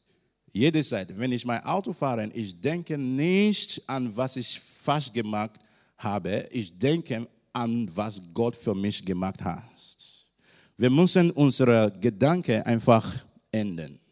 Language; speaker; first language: German; non-native, learner; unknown